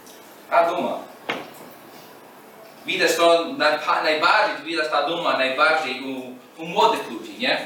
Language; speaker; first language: Polish; non-native, fluent; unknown